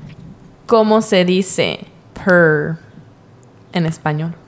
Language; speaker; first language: Spanish; early bilingual, heritage; English